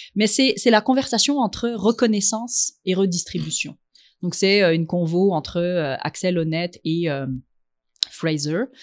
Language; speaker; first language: French; early bilingual, other home language; Arabic